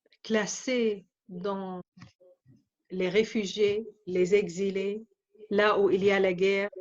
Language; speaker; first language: French; non-native, fluent; Arabic